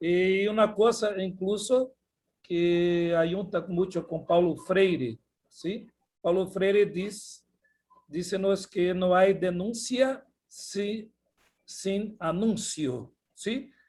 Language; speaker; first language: Portuguese; non-native, fluent; Spanish